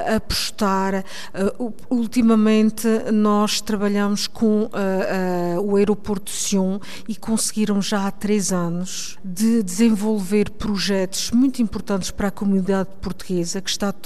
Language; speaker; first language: Portuguese; early bilingual, heritage; Portuguese